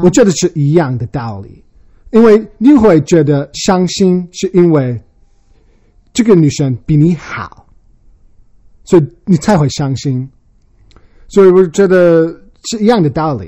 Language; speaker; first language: Chinese; early bilingual, heritage; Chinese